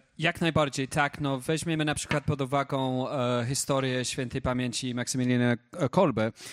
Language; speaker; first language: Polish; non-native, fluent; English